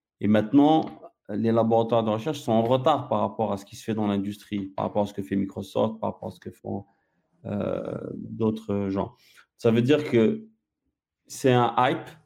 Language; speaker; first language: French; non-native, local second language; Arabic